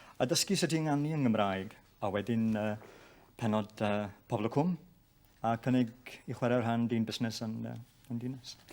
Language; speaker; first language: Welsh; non-native, local second language; English